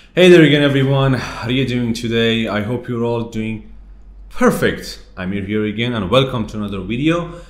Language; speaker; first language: English; non-native, fluent; Persian